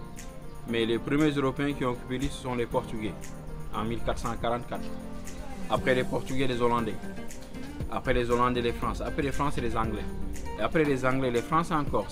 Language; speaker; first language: French; non-native, local second language; Wolof